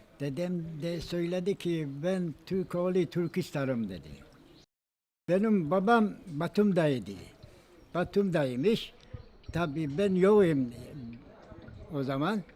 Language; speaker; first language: Turkish; non-native, local second language; Georgian